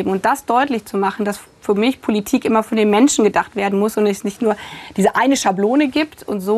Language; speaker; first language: German; native; German